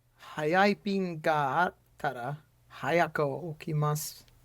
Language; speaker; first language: Japanese; non-native, learner; English